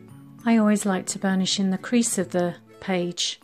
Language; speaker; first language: English; native; English